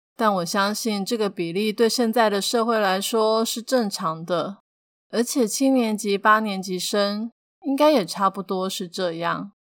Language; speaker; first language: Chinese; non-native, local second language; Min Nan Chinese